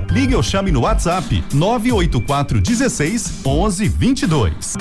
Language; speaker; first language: Portuguese; native; Portuguese